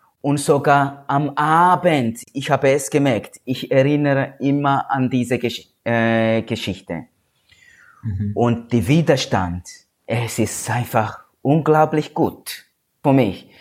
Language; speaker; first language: German; non-native, learner; Swahili